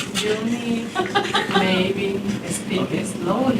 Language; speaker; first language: English; non-native, learner; Spanish